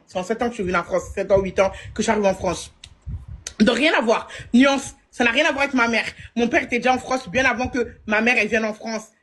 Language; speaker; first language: French; early bilingual, other home language; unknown